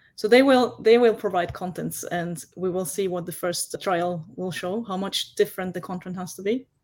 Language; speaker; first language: English; non-native, fluent; German